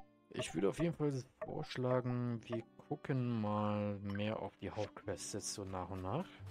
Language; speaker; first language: German; native; German